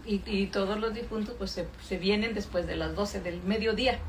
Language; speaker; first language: Spanish; native; Spanish